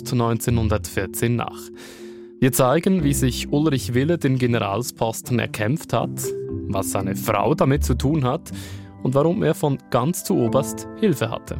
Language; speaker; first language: German; native; German